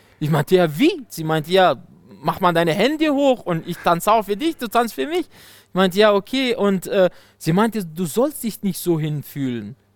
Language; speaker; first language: German; non-native, fluent; Persian